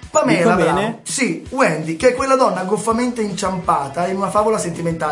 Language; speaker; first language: Italian; native; Italian